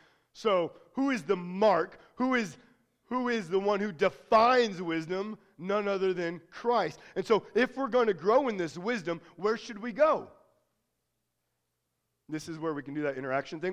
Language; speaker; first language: English; native; English